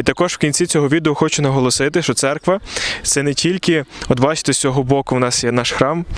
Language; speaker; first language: Ukrainian; native; Ukrainian